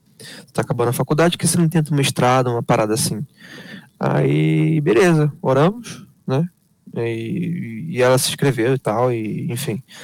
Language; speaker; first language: Portuguese; native; Portuguese